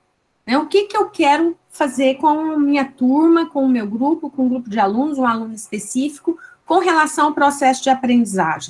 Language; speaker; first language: Portuguese; native; Portuguese